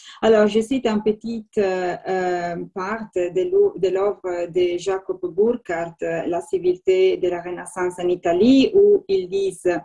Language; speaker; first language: French; non-native, learner; Italian